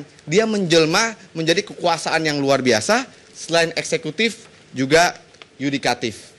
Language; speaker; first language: Indonesian; native; Indonesian